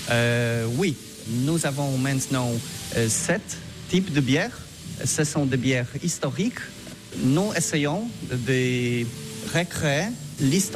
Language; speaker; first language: French; non-native, learner; Polish